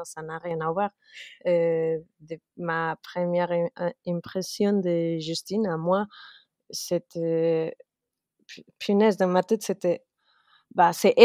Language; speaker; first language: French; non-native, fluent; Spanish